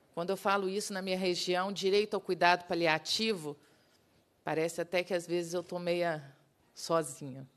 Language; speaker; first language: Portuguese; native; Portuguese